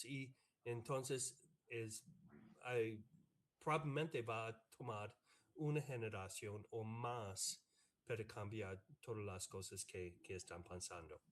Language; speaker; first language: Spanish; non-native, fluent; English